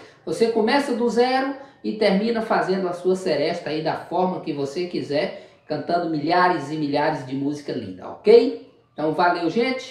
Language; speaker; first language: Portuguese; native; Portuguese